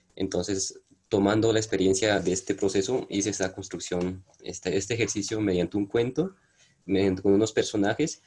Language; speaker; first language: Spanish; non-native, local second language; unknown